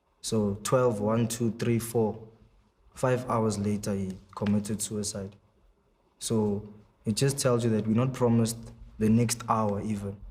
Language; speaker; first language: English; non-native, local second language; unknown